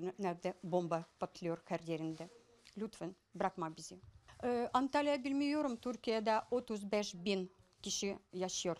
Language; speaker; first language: Turkish; non-native, learner; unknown